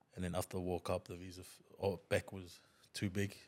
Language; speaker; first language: English; non-native, fluent; Tongan